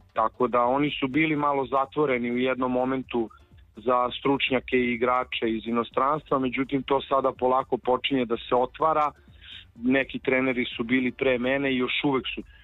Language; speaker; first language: Serbian; native; Serbian